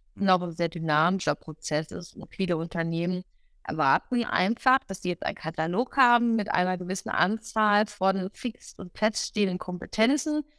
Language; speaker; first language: German; non-native, fluent; English